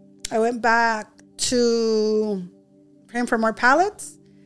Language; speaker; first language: English; early bilingual, other home language; Spanish